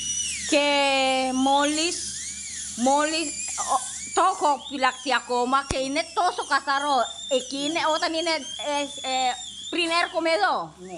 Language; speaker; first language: Greek; non-native, learner; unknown